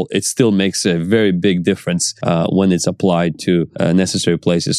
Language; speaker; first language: English; non-native, fluent; Ukrainian